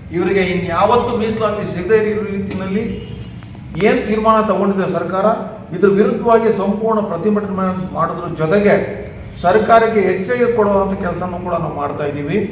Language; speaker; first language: Kannada; non-native, local second language; Lambadi